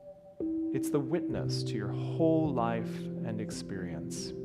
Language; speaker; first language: English; native; English